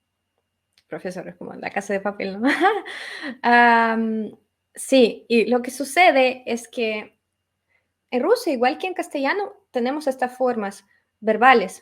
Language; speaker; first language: Spanish; non-native, fluent; Russian